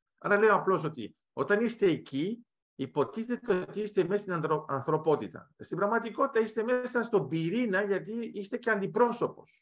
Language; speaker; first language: Greek; early bilingual, heritage; Greek